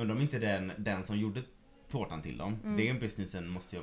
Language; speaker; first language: Swedish; native; Swedish